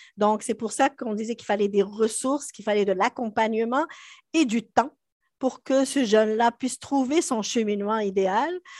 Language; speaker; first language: French; non-native, local second language; Arabic